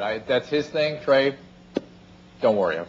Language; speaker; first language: English; native; English